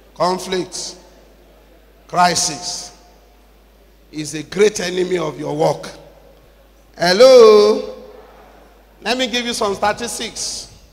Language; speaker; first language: English; non-native, local second language; Yoruba